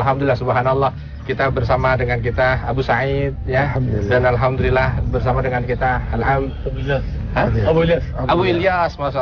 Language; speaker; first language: Indonesian; native; Indonesian